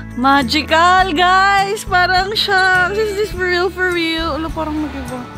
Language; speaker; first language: Filipino; native; Filipino